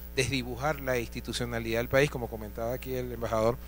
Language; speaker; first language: Spanish; native; Spanish